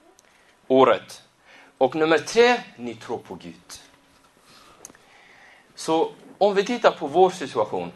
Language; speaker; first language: Swedish; non-native, fluent; Arabic